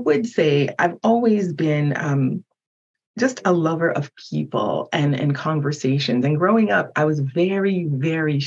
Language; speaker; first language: English; early bilingual, other home language; Haitian Creole